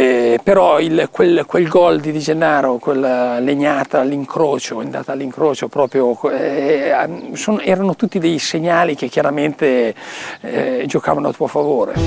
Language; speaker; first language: Italian; native; Italian